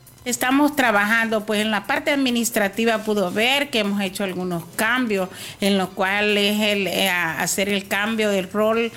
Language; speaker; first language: Spanish; native; Spanish